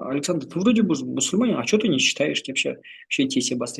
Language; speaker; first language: Russian; non-native, local second language; Kazakh